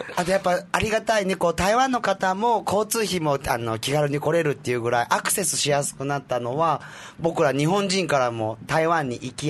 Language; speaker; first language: Japanese; native; Japanese